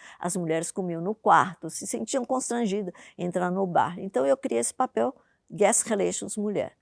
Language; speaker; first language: Portuguese; early bilingual, other home language; Japanese